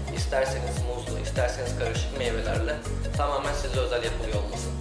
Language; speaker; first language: Turkish; native; Turkish